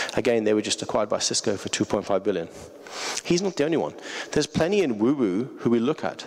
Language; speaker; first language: English; native; English